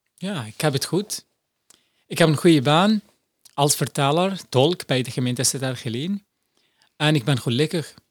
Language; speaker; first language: Dutch; non-native, fluent; Arabic